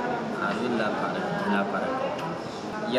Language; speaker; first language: Russian; non-native, learner; English